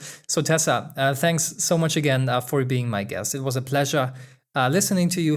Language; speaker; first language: English; non-native, fluent; German